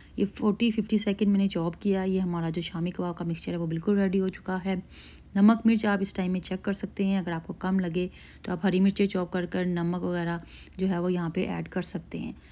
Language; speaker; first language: Urdu; native; Urdu